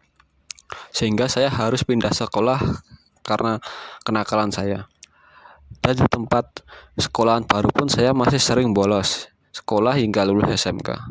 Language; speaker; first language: Indonesian; native; Indonesian